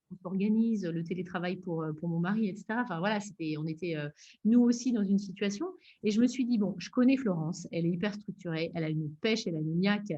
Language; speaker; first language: French; native; French